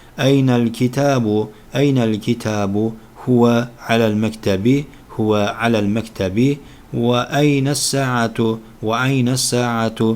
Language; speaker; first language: Arabic; non-native, fluent; Turkish